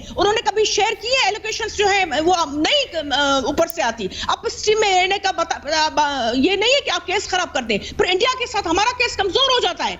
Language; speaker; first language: Urdu; non-native, local second language; Sindhi